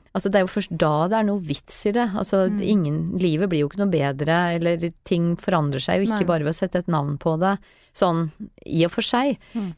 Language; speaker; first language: Norwegian; native; Norwegian